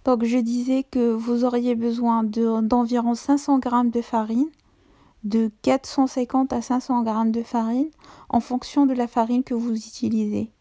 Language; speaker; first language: French; non-native, local second language; Arabic